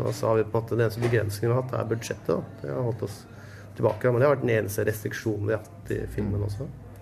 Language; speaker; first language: Norwegian; native; Norwegian